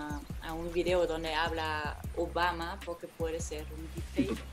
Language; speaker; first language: Spanish; non-native, fluent; German